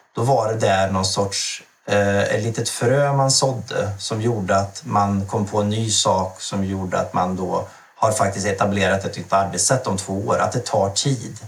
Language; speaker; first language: Swedish; native; Swedish